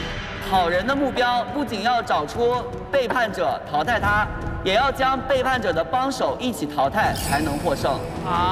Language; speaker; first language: Chinese; native; Chinese